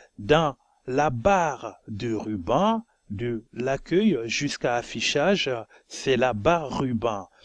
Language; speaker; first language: French; non-native, local second language; Bambara